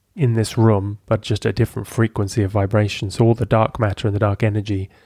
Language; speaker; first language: English; native; English